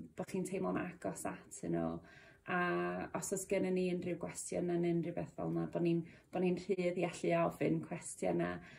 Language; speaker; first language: Welsh; native; Welsh